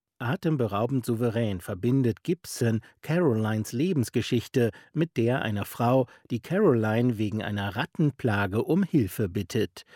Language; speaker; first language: German; native; German